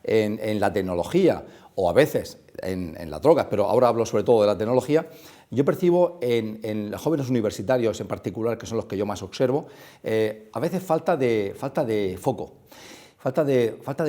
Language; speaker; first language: Spanish; native; Spanish